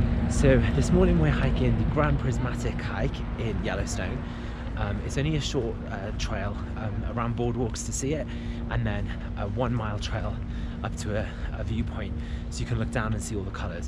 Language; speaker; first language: English; native; English